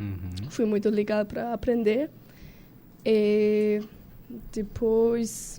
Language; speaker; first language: Portuguese; non-native, learner; German